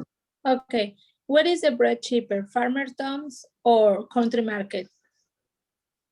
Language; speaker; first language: English; non-native, learner; Spanish